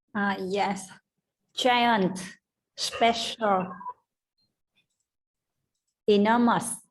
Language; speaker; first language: English; non-native, learner; Vietnamese